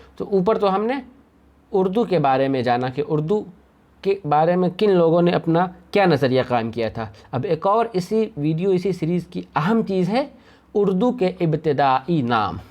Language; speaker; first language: Urdu; native; Urdu